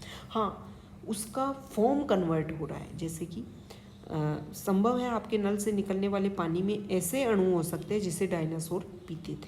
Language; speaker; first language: Hindi; native; Hindi